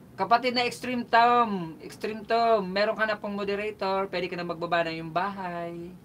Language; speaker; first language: Filipino; non-native, local second language; Bikol